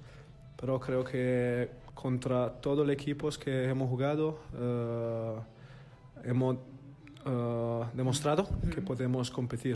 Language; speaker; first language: Spanish; non-native, learner; Italian